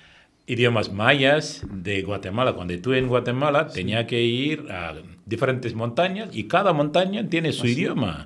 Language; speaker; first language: Spanish; non-native, fluent; Tamil